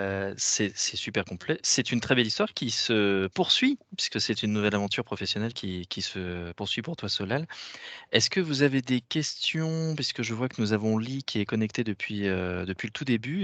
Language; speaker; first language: French; native; French